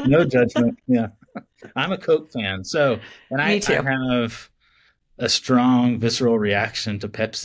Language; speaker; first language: English; native; English